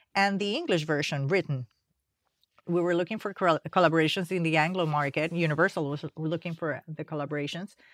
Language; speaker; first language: English; non-native, fluent; Spanish